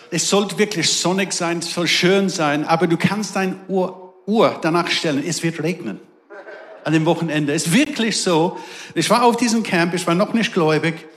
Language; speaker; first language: German; non-native, fluent; English